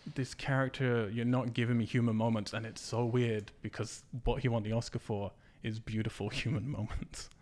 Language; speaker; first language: English; native; English